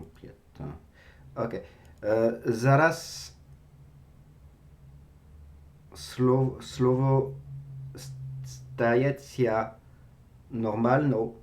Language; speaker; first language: Polish; non-native, learner; French